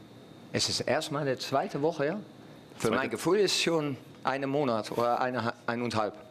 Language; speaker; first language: German; non-native, fluent; Dutch